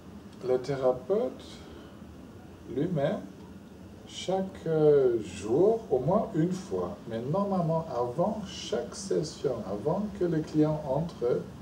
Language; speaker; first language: French; non-native, fluent; German